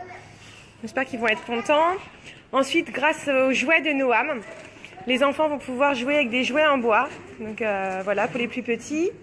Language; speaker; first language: French; native; French